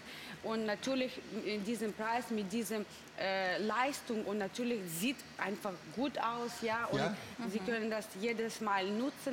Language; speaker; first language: German; non-native, learner; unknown